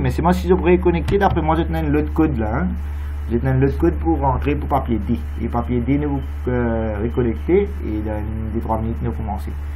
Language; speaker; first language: French; non-native, local second language; Morisyen